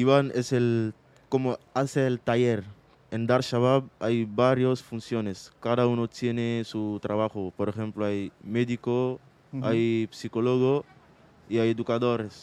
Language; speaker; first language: Spanish; non-native, fluent; Mandingo